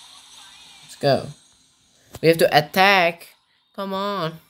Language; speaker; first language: English; non-native, learner; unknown